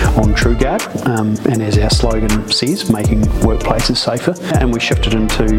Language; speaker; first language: English; native; English